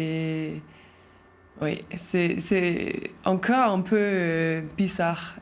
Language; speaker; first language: French; non-native, learner; Danish